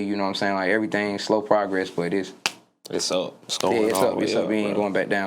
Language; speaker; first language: English; native; English